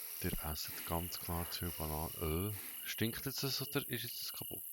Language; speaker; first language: German; native; German